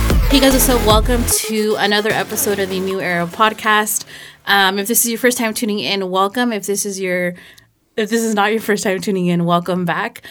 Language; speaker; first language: English; early bilingual, other home language; Spanish